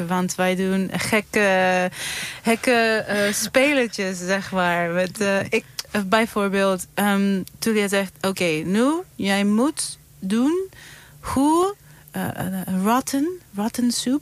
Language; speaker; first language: Dutch; non-native, learner; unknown